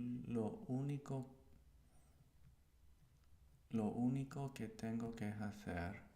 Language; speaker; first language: Spanish; non-native, learner; English